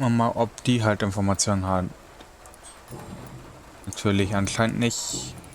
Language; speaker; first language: German; native; German